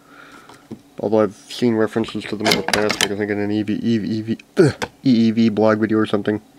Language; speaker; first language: English; native; English